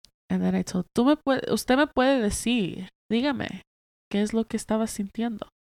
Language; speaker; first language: Spanish; early bilingual, heritage; Spanish